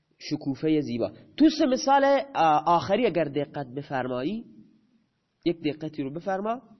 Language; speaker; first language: Persian; non-native, local second language; Baluchi